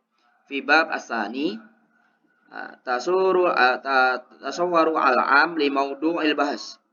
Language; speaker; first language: Arabic; non-native, learner; Indonesian